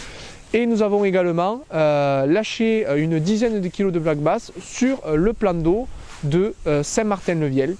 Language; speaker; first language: French; native; French